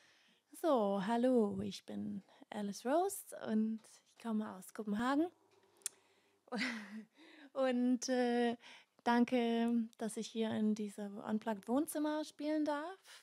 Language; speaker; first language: German; non-native, fluent; Danish